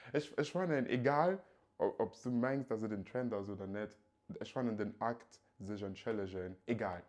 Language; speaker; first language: German; early bilingual, other home language; Yoruba